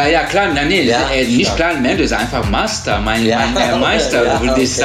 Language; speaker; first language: German; non-native, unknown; Turkish